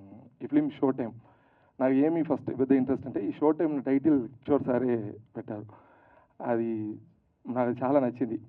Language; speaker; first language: Telugu; early bilingual, heritage; Telugu